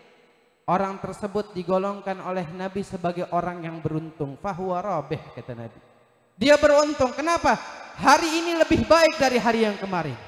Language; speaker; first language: Indonesian; native; Indonesian